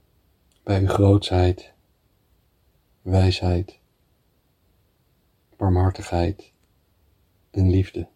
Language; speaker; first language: Dutch; native; Dutch